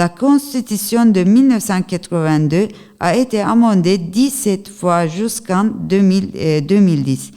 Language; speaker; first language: French; non-native, learner; Turkish